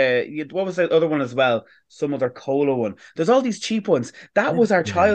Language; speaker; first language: English; native; English